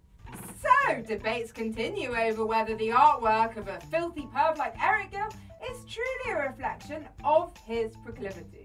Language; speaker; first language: English; native; English